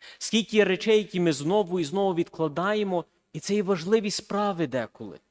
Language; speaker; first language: Ukrainian; early bilingual, heritage; Ukrainian